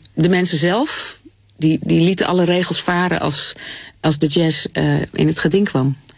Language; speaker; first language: Dutch; native; Dutch